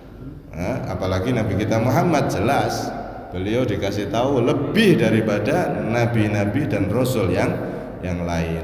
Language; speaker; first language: Indonesian; non-native, local second language; Javanese